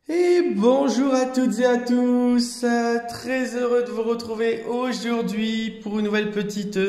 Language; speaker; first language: French; native; French